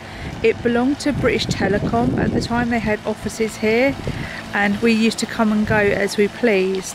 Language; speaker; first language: English; native; English